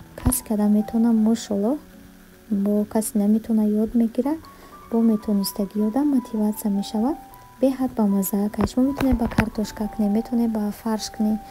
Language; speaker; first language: Tajik; early bilingual, heritage; Tajik